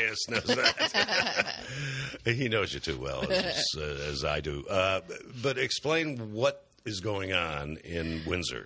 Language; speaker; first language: English; native; English